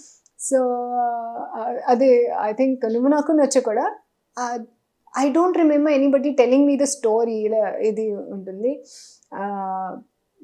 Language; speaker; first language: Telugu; non-native, local second language; Hindi